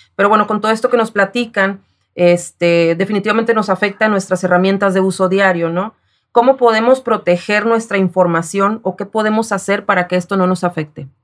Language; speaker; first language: Spanish; native; Spanish